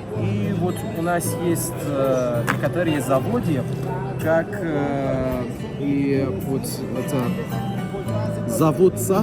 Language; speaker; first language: Russian; non-native, fluent; Persian